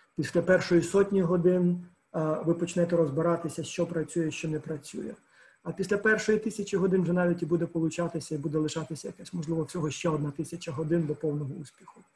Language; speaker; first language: Ukrainian; native; Ukrainian